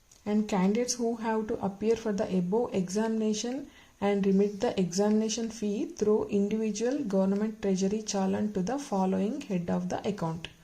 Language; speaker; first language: English; non-native, local second language; Telugu